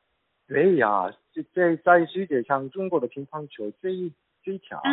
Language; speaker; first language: Chinese; non-native, learner; Korean